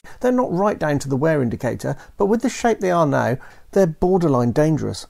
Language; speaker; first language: English; native; English